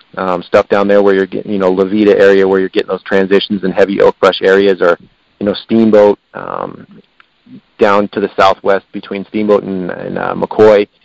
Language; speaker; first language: English; native; English